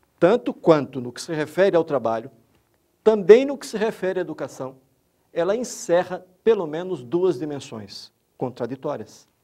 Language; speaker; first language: Portuguese; native; Portuguese